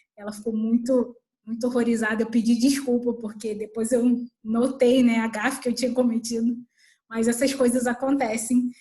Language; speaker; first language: Portuguese; native; Portuguese